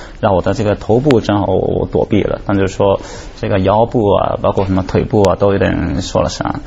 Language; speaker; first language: Chinese; non-native, fluent; Japanese